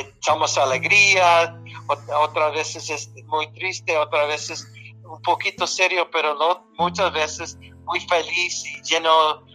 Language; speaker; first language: Spanish; early bilingual, heritage; Spanish